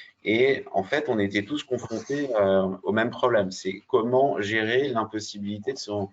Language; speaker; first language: French; native; French